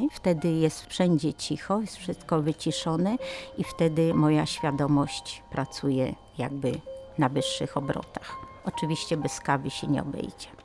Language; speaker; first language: Polish; native; Polish